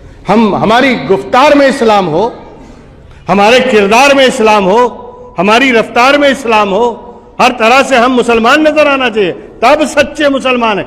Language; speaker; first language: Urdu; native; Urdu